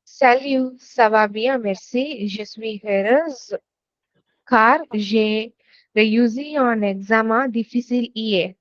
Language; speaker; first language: French; non-native, learner; Tamil